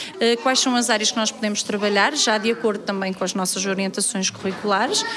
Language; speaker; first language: Portuguese; native; Portuguese